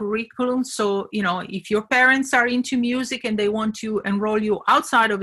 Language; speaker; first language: English; non-native, fluent; Italian